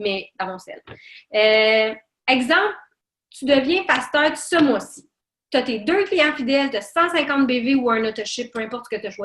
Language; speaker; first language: French; native; French